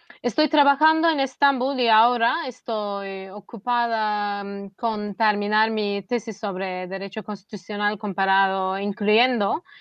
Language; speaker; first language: Spanish; non-native, fluent; Turkish